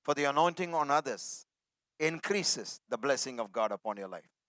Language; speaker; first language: English; non-native, local second language; Tamil